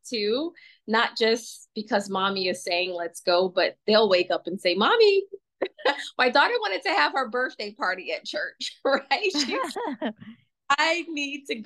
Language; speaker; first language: English; native; English